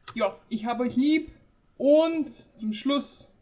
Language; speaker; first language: German; non-native, fluent; English